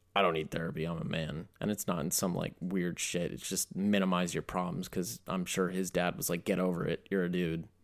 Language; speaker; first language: English; native; English